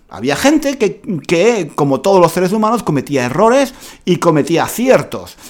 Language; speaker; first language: Spanish; native; Spanish